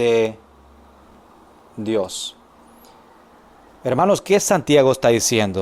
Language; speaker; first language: Spanish; non-native, fluent; English